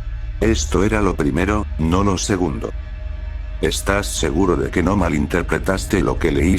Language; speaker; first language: Spanish; native; Spanish